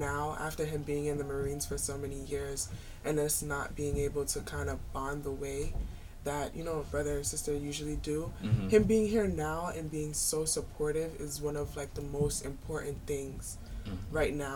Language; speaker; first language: English; native; English